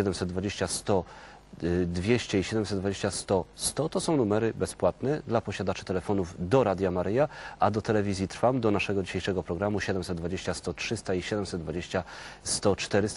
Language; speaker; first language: Polish; native; Polish